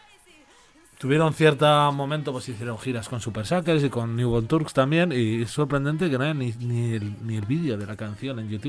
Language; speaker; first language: Spanish; native; Spanish